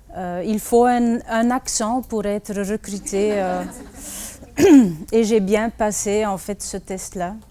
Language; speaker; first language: French; non-native, fluent; Dutch